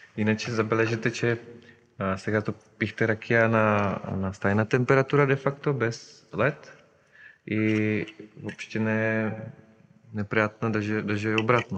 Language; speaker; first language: Bulgarian; non-native, fluent; Czech